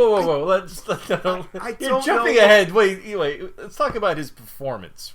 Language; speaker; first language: English; native; English